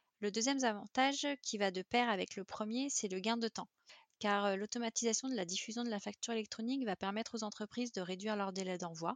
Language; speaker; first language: French; native; French